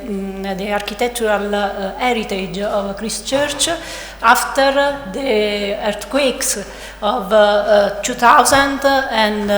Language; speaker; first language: English; non-native, learner; Italian